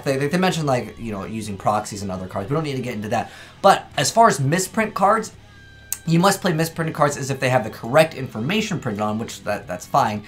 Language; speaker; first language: English; native; English